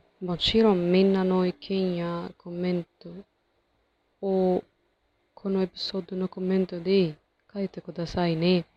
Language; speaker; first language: Japanese; non-native, learner; Arabic